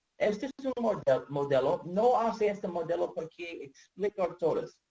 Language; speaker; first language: Spanish; non-native, learner; English